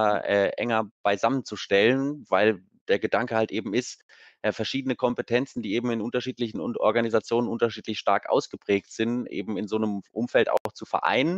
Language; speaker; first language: German; native; German